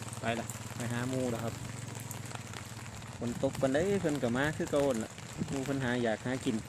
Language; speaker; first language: Thai; non-native, local second language; Lao